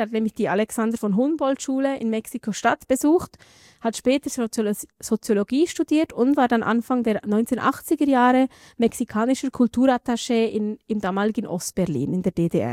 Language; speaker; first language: German; native; German